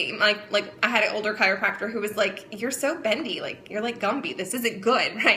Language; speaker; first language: English; native; English